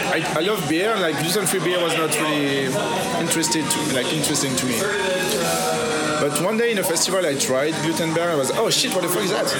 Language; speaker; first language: English; non-native, fluent; French